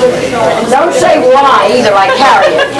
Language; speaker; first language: English; native; English